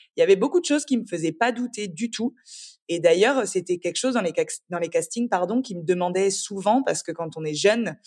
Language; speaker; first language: French; native; French